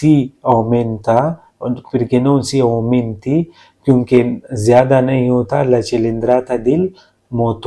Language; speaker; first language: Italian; non-native, learner; Urdu